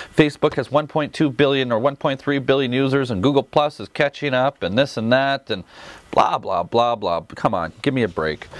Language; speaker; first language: English; native; English